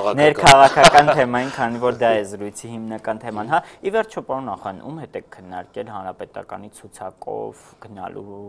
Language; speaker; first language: Armenian; native; Armenian